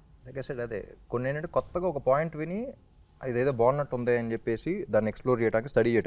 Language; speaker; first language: Telugu; native; Telugu